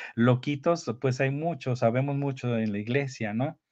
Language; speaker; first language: Spanish; native; Spanish